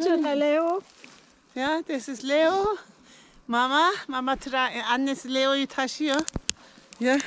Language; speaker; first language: German; non-native, learner; Turkish